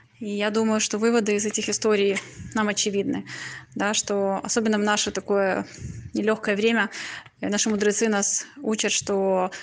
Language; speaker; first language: Russian; native; Russian